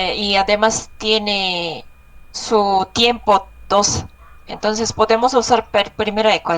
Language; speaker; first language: Spanish; non-native, learner; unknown